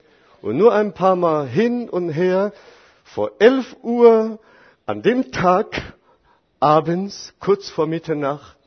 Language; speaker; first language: German; non-native, fluent; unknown